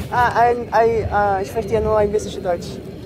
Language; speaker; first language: German; non-native, learner; Portuguese